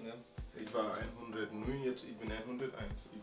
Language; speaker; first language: German; non-native, learner; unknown